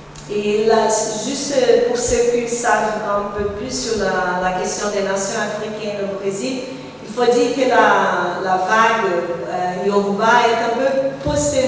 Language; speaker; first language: French; non-native, fluent; Portuguese